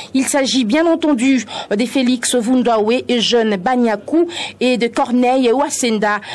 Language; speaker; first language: French; non-native, local second language; Lingala